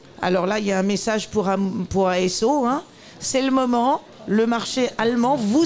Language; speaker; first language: French; native; French